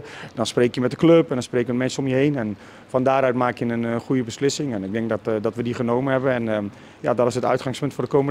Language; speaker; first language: Dutch; native; Dutch